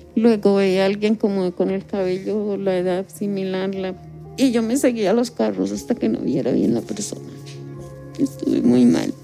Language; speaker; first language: Spanish; native; Spanish